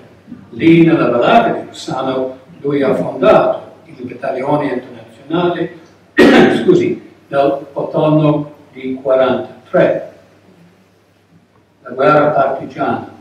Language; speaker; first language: Italian; non-native, learner; English